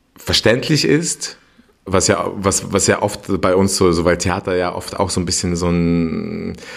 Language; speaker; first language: German; non-native, fluent; Russian